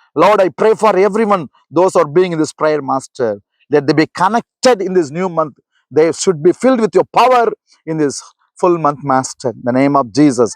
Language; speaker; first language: English; non-native, local second language; Tamil